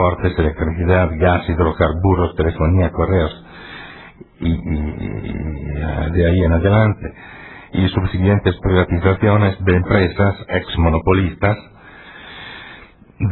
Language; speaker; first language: Spanish; non-native, fluent; Italian